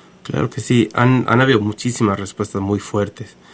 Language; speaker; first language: Spanish; non-native, fluent; English